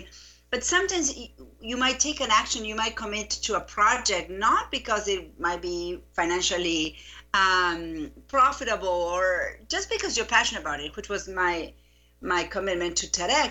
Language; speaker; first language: English; non-native, fluent; Spanish